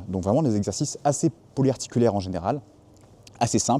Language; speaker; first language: French; native; French